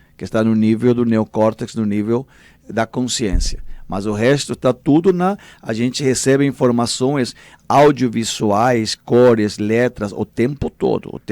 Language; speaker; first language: Portuguese; non-native, fluent; Spanish